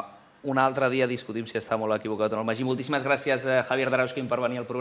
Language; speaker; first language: Catalan; native; Catalan